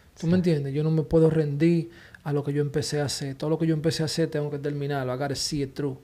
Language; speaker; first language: Spanish; early bilingual, heritage; Spanish